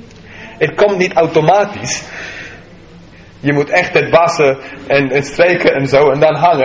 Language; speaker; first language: Dutch; non-native, fluent; English